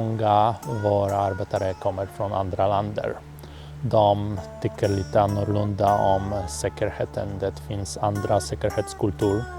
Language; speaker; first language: Swedish; non-native, fluent; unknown